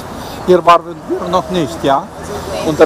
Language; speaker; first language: German; non-native, learner; Ukrainian